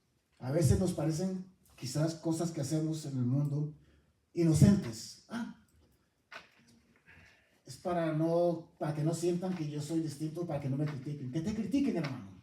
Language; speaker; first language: Spanish; native; Spanish